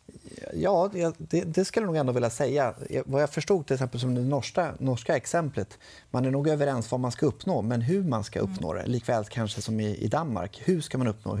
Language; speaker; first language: Swedish; native; Swedish